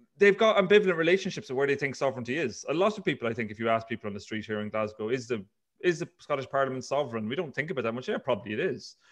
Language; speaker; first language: English; native; English